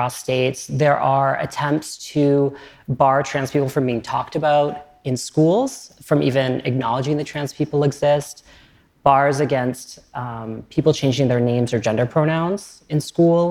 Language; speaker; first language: English; native; English